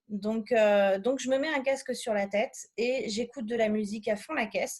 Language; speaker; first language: French; native; French